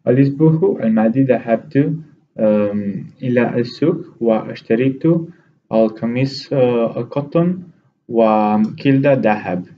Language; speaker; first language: Arabic; non-native, learner; Romanian